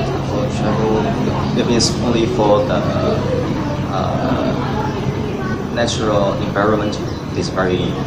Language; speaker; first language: English; non-native, learner; Chinese